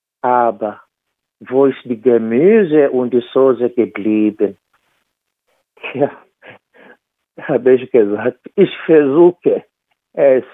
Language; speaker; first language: German; non-native, fluent; Swahili